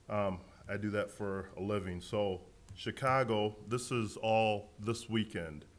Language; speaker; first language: English; native; English